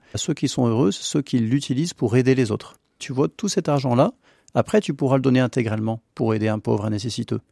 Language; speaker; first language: French; native; French